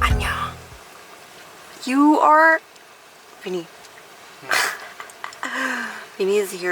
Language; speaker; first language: English; non-native, learner; Korean